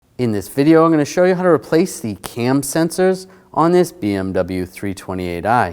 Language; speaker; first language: English; native; English